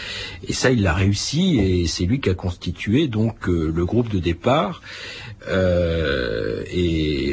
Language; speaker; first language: French; native; French